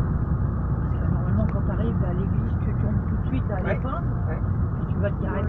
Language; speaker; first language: French; native; French